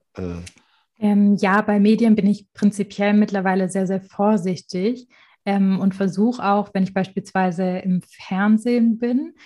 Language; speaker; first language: German; native; German